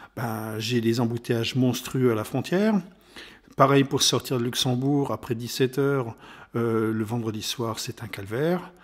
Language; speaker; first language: French; non-native, fluent; German